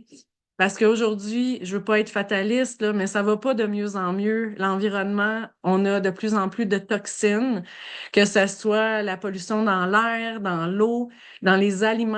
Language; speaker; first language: French; native; French